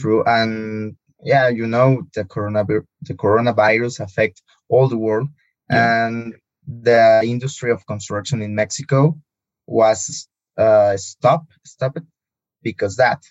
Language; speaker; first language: English; non-native, learner; Spanish